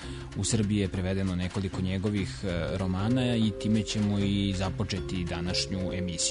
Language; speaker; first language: Serbian; native; Serbian